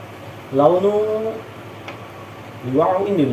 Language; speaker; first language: Arabic; non-native, fluent; Indonesian